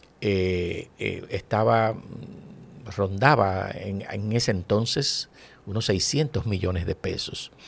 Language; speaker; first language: Spanish; native; Spanish